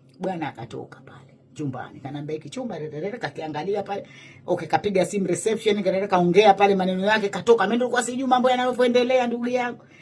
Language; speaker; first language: Swahili; native; Swahili